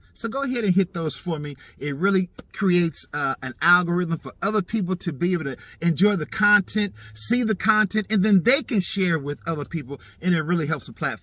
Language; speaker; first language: English; native; English